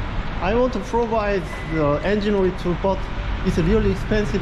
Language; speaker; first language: English; non-native, learner; Korean